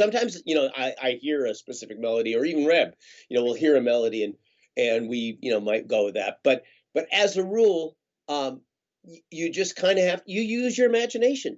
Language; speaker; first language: English; native; English